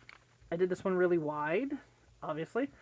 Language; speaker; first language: English; native; English